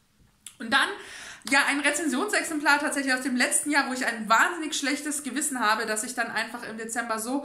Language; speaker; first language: German; native; German